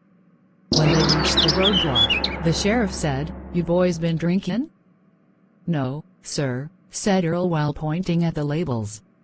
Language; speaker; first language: English; non-native, learner; Khmer